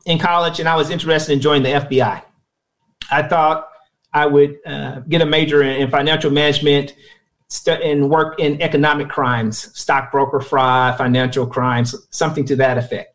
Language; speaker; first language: English; native; English